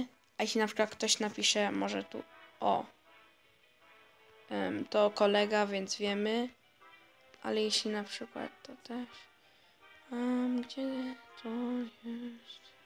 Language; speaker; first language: Polish; early bilingual, heritage; Polish